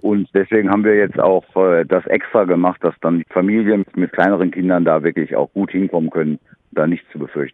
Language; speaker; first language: German; native; German